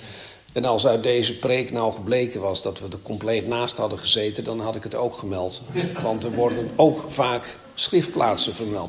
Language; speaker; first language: Dutch; native; Dutch